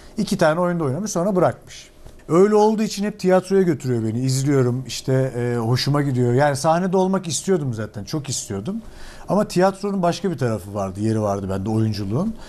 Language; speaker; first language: Turkish; native; Turkish